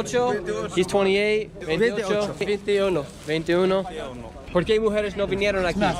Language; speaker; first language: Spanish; non-native, learner; English